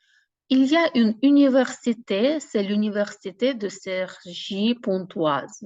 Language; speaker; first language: French; non-native, fluent; Ukrainian